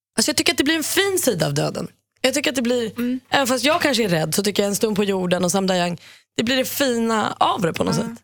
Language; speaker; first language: Swedish; native; Swedish